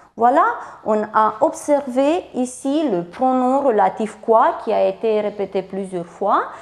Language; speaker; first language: French; non-native, fluent; Romanian